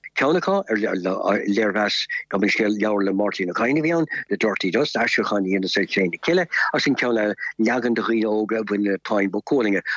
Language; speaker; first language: Irish; non-native, local second language; English